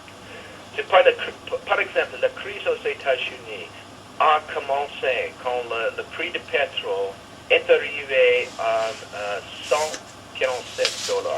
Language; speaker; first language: French; non-native, fluent; English